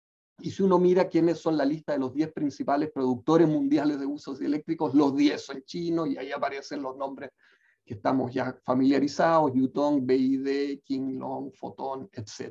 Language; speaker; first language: Spanish; native; Spanish